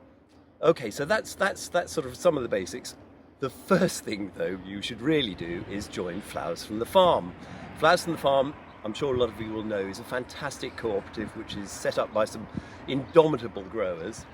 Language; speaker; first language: English; native; English